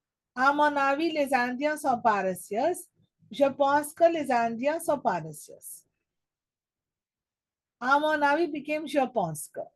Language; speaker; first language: French; non-native, learner; Telugu